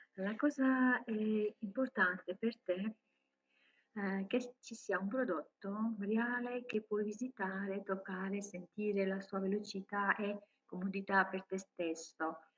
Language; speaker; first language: Italian; non-native, learner; Georgian